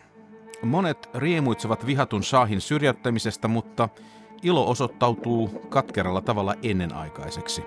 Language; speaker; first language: Finnish; native; Finnish